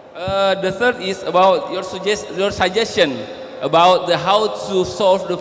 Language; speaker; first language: English; non-native, learner; Indonesian